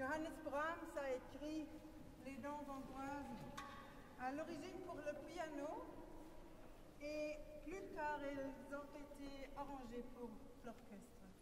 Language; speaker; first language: French; non-native, fluent; German